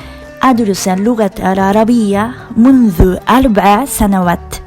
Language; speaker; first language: Arabic; non-native, learner; Japanese